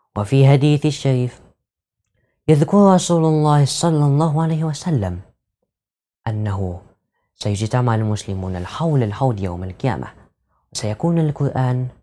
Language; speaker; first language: Arabic; non-native, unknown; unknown